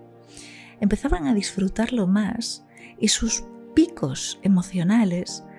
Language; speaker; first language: Spanish; native; Spanish